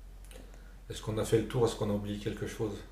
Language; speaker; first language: French; native; French